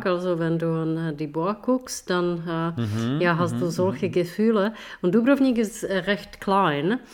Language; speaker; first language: German; non-native, fluent; Czech